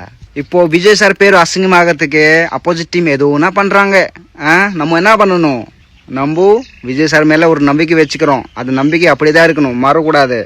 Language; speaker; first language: Tamil; non-native, learner; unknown